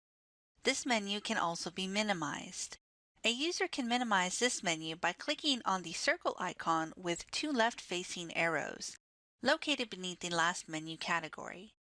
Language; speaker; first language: English; native; English